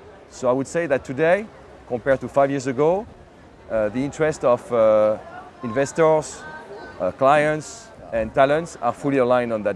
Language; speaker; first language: English; non-native, fluent; French